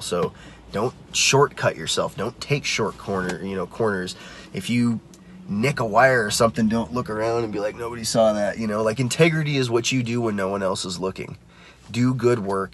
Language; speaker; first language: English; native; English